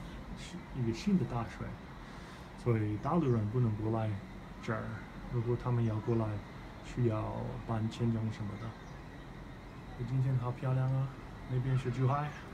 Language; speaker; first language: Chinese; non-native, learner; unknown